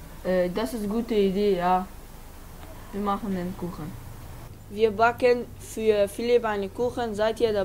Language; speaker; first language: German; non-native, learner; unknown